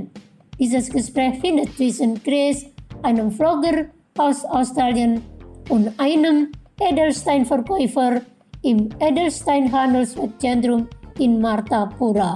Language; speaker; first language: German; non-native, fluent; Indonesian